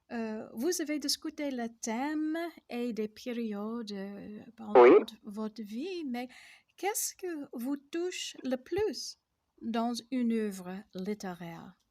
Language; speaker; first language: French; non-native, fluent; English